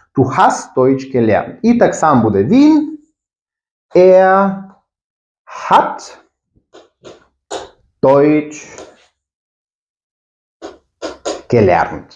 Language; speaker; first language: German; non-native, fluent; Ukrainian